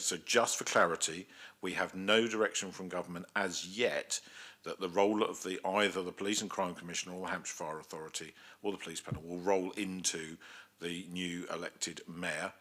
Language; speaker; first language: English; native; English